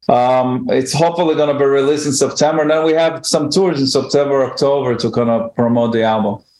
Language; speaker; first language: English; non-native, fluent; Hebrew